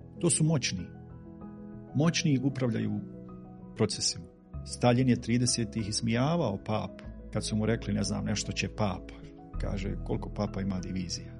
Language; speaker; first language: Bosnian; native; Bosnian